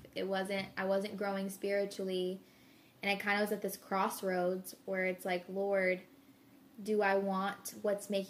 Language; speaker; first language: English; native; English